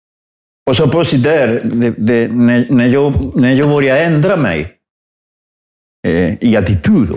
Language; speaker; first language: Swedish; non-native, fluent; Spanish